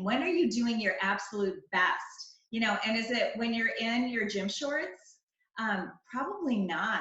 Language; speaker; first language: English; native; English